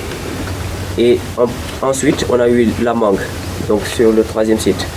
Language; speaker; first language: French; non-native, local second language; Wolof